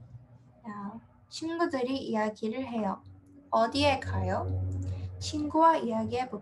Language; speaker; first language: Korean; non-native, fluent; English